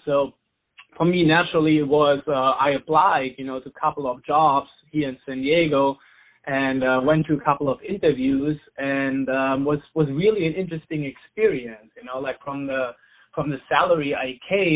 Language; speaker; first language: English; non-native, fluent; German